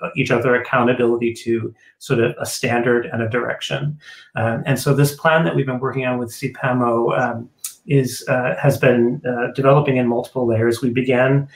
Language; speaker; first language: English; native; English